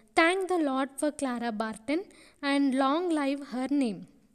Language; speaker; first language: English; non-native, local second language; Telugu